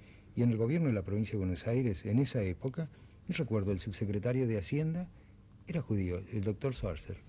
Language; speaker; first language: Spanish; native; Spanish